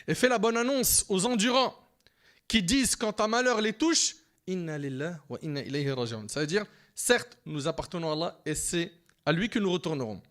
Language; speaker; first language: French; native; French